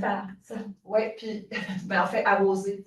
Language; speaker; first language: French; native; French